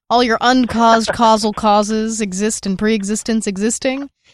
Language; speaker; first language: English; native; English